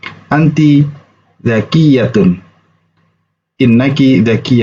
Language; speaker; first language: Arabic; non-native, fluent; Indonesian